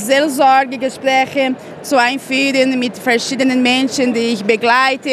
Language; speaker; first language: German; non-native, fluent; Portuguese